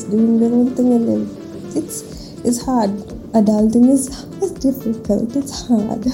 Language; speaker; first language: English; non-native, local second language; Malayalam